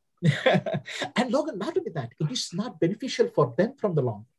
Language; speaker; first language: English; non-native, local second language; Telugu